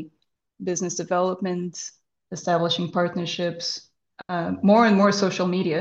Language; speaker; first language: English; non-native, fluent; Portuguese